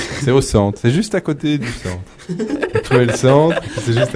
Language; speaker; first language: French; native; French